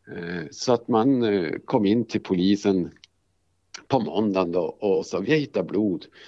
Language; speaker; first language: Swedish; native; Swedish